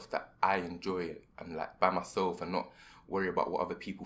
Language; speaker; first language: English; native; English